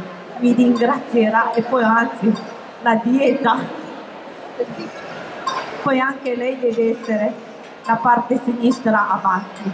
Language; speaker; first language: Italian; non-native, fluent; Japanese